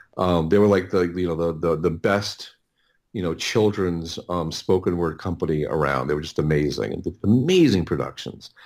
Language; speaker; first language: English; native; English